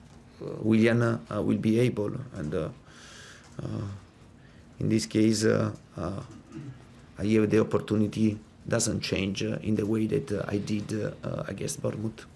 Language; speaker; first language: English; non-native, fluent; Italian